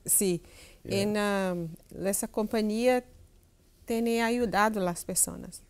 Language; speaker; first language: Spanish; non-native, learner; Portuguese